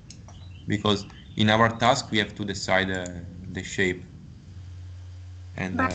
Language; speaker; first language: English; non-native, learner; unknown